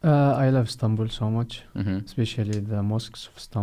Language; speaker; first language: English; non-native, fluent; Arabic